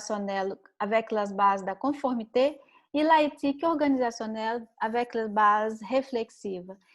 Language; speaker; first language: French; non-native, learner; Portuguese